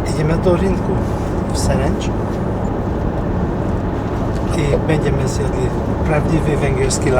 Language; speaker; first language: Polish; non-native, learner; Hungarian